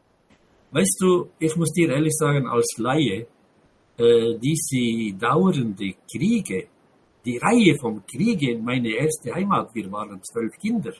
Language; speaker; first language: German; non-native, fluent; Arabic